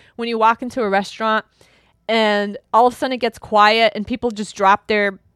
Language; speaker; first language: English; early bilingual, other home language; German